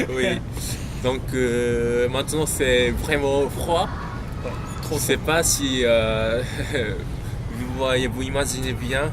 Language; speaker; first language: French; non-native, learner; Japanese